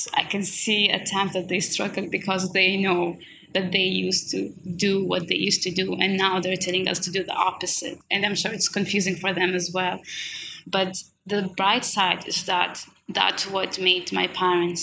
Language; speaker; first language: English; non-native, fluent; Swahili